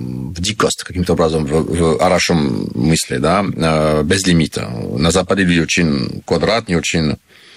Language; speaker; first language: Russian; non-native, learner; French